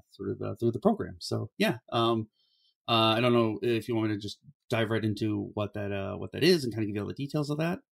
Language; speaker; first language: English; native; English